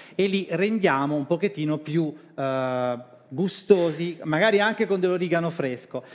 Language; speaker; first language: Italian; native; Italian